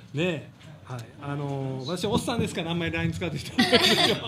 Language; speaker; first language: Japanese; native; Japanese